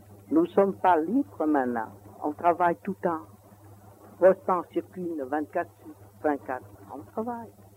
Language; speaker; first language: French; non-native, learner; Vietnamese